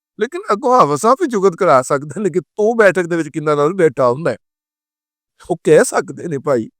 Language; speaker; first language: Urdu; non-native, local second language; Punjabi